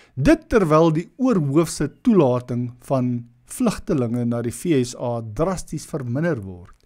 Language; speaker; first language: Afrikaans; non-native, local second language; English